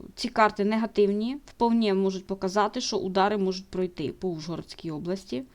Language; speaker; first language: Ukrainian; non-native, local second language; Russian